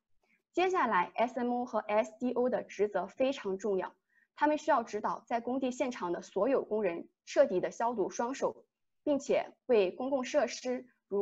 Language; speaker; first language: Chinese; native; Chinese